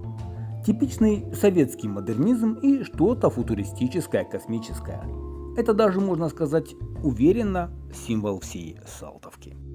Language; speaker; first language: Russian; native; Russian